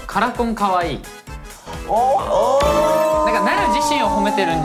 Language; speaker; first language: Japanese; native; Japanese